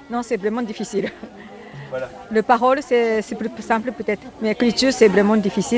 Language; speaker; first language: French; non-native, learner; Japanese